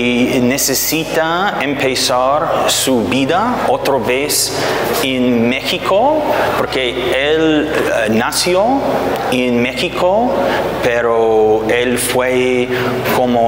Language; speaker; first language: Spanish; non-native, learner; English